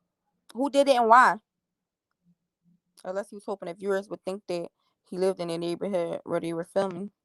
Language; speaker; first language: English; native; English